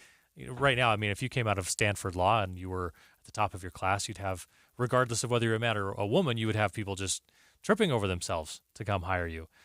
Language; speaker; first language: English; native; English